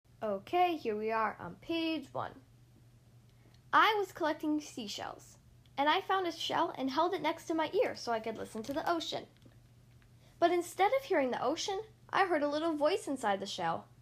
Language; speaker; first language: English; native; English